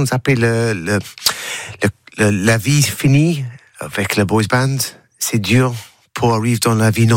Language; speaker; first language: French; non-native, learner; English